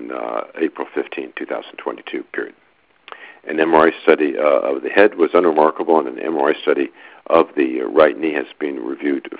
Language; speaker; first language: English; native; English